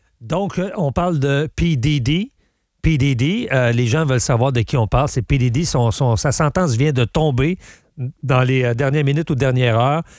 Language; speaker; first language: French; native; French